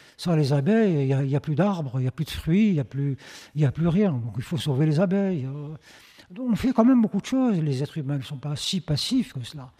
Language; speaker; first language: French; non-native, local second language; Arabic